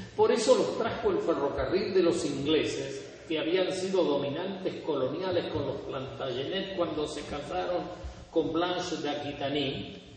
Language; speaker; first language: Spanish; native; Spanish